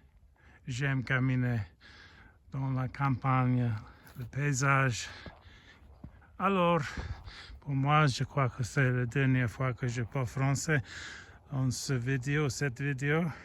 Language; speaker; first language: French; non-native, learner; English